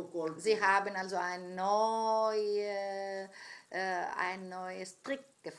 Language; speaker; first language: German; non-native, fluent; Greek